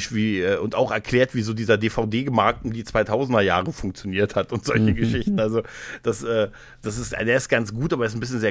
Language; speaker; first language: German; native; German